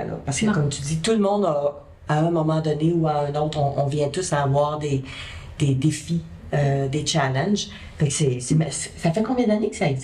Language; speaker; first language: French; native; French